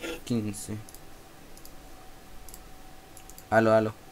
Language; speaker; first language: Spanish; native; Spanish